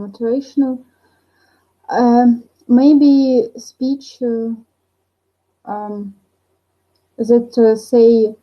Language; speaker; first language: English; non-native, learner; Russian